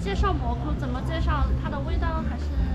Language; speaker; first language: Chinese; native; Chinese